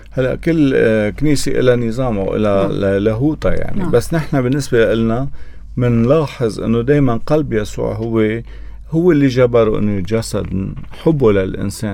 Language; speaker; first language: Arabic; native; Arabic